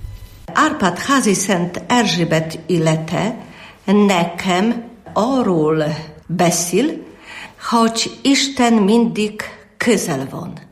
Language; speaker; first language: Hungarian; non-native, learner; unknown